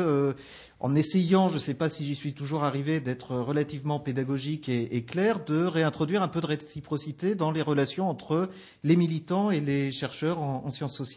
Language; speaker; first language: French; native; French